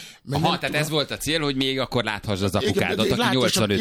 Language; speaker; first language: Hungarian; native; Hungarian